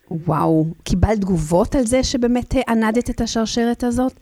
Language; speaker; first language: Hebrew; native; Hebrew